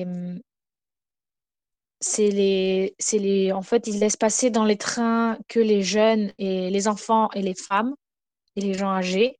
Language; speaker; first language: French; non-native, fluent; Ukrainian